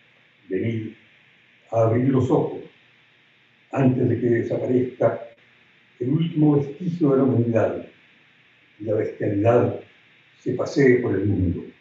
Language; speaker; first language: Spanish; native; Spanish